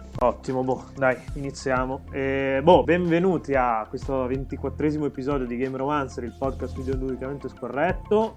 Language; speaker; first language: Italian; native; Italian